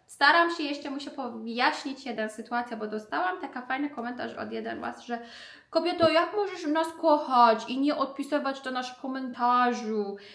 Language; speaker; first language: Polish; non-native, learner; Persian